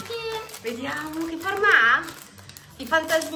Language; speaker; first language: Italian; native; Italian